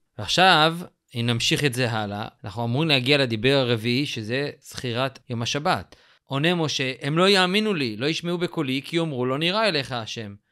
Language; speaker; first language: Hebrew; native; Hebrew